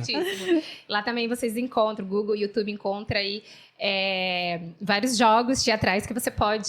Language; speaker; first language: Portuguese; native; Portuguese